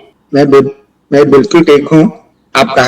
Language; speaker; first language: Hindi; non-native, learner; Telugu